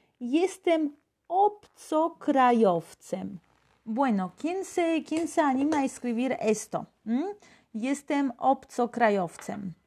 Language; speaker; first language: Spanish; non-native, fluent; Polish